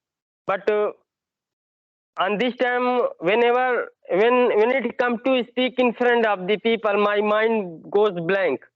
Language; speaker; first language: English; non-native, learner; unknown